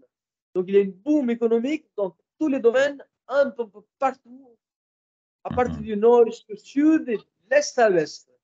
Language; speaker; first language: French; non-native, fluent; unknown